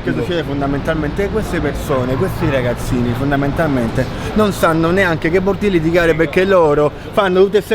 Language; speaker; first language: Italian; native; Italian